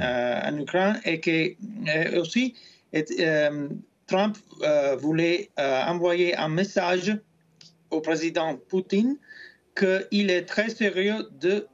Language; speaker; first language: French; non-native, fluent; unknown